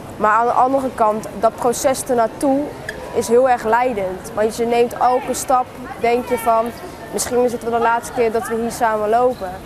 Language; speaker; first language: Dutch; early bilingual, heritage; Dutch